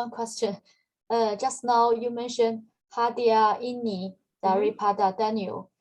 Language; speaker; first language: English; non-native, fluent; Chinese